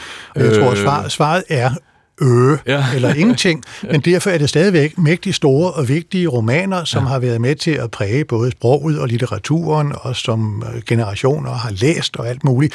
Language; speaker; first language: Danish; native; Danish